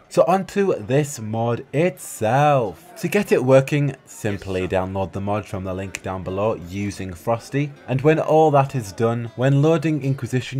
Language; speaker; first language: English; native; English